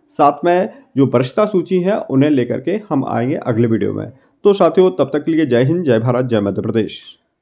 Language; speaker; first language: Hindi; native; Hindi